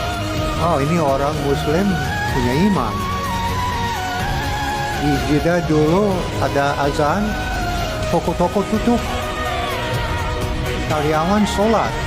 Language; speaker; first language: Indonesian; non-native, fluent; English